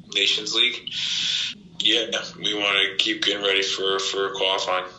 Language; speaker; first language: English; native; English